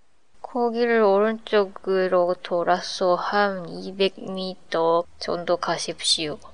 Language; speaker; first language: Korean; non-native, learner; Japanese